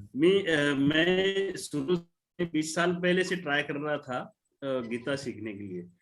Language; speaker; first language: Hindi; non-native, local second language; Marathi